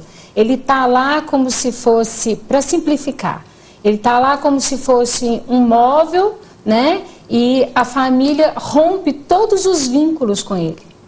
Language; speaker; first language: Portuguese; native; Portuguese